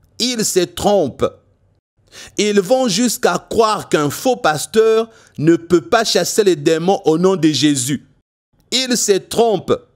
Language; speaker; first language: French; non-native, local second language; Lingala